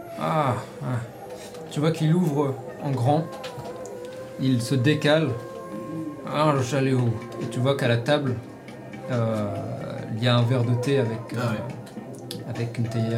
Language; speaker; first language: French; native; French